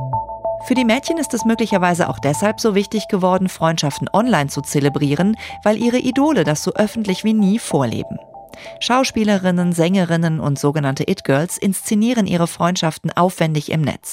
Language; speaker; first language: German; native; German